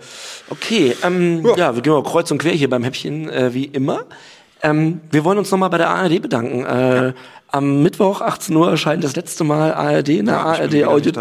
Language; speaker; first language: German; native; German